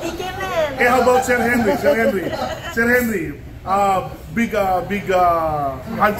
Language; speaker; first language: English; non-native, local second language; Filipino